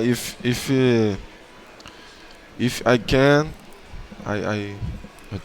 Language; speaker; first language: English; non-native, learner; Portuguese